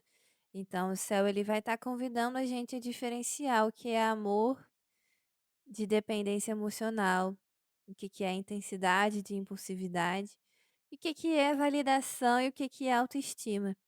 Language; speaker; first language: Portuguese; native; Portuguese